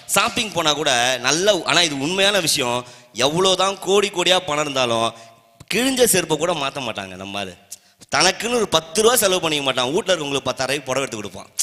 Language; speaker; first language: Tamil; native; Tamil